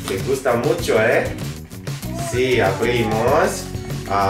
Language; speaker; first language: Spanish; non-native, fluent; Italian